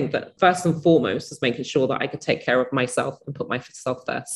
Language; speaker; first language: English; native; English